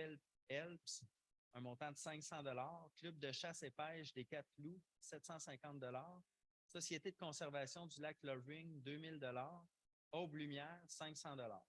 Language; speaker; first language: French; native; French